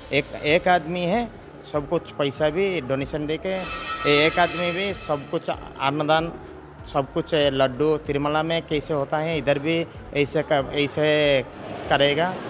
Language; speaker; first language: Hindi; non-native, local second language; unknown